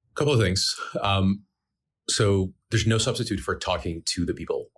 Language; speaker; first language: English; early bilingual, other home language; Ukrainian